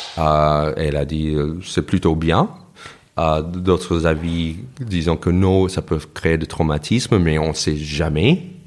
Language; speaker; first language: French; non-native, fluent; English